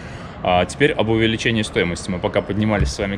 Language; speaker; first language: Russian; native; Russian